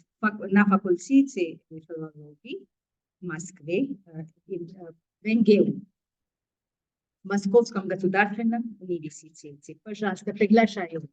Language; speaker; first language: Russian; non-native, fluent; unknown